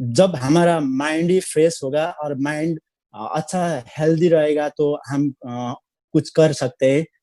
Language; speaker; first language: Hindi; non-native, learner; Nepali